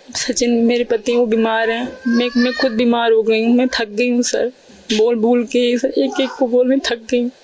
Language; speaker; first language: Urdu; non-native, local second language; Sindhi